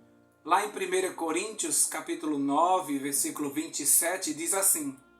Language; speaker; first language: Portuguese; native; Portuguese